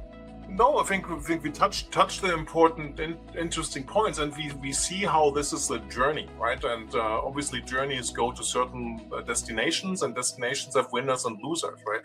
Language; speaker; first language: English; non-native, fluent; German